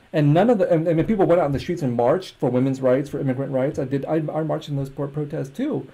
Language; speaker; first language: English; native; English